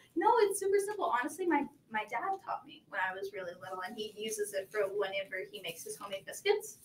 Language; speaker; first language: English; native; English